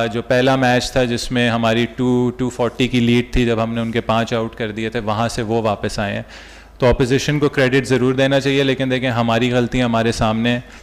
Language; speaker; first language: Urdu; native; Urdu